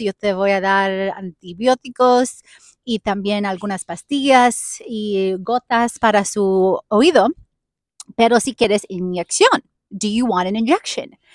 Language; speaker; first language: Spanish; non-native, fluent; English